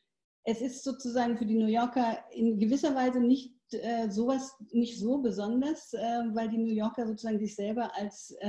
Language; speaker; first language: German; native; German